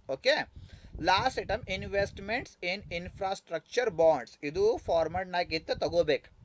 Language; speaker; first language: Kannada; non-native, local second language; Urdu